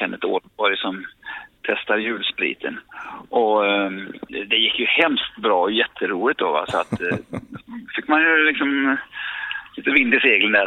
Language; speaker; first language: Swedish; native; Swedish